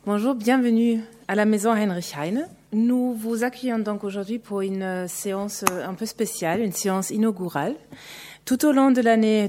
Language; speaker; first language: French; native; French